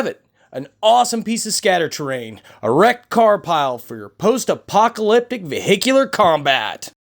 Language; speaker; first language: English; native; English